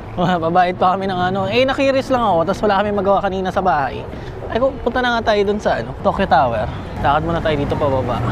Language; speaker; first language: Filipino; native; Filipino